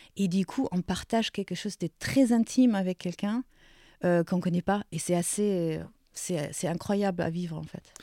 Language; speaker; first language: French; non-native, fluent; German